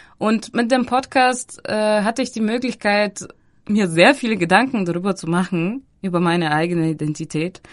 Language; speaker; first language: German; non-native, fluent; Bulgarian